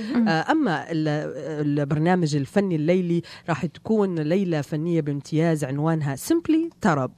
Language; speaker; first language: Arabic; native; Arabic